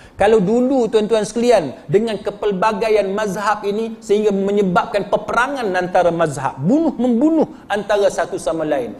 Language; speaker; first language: Malay; native; Malay